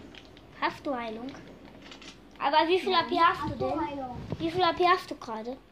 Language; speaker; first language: German; native; German